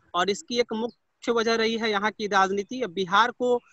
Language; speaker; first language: Hindi; native; Hindi